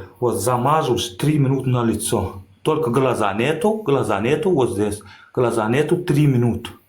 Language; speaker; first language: Russian; non-native, learner; Turkmen